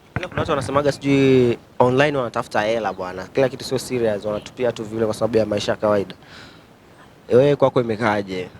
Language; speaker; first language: Swahili; native; Swahili